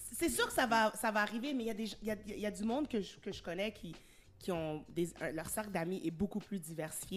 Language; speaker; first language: French; early bilingual, heritage; French